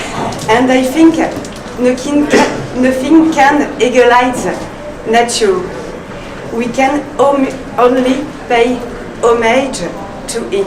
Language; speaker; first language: English; non-native, learner; French